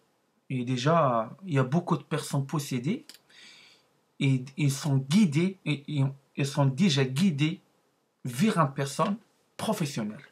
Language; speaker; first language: French; non-native, learner; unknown